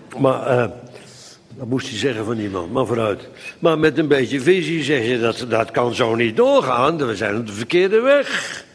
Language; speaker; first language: Dutch; native; Dutch